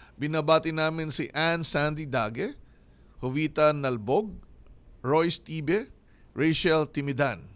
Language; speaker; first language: Filipino; native; Filipino